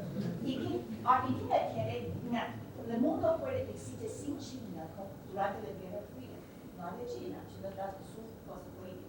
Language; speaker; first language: Spanish; non-native, learner; Chinese